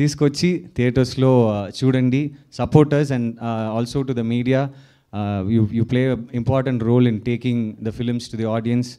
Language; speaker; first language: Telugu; non-native, learner; Tamil